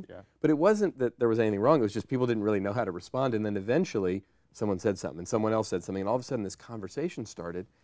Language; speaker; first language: English; native; English